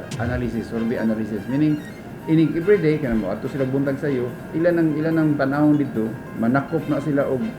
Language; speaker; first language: Cebuano; native; Cebuano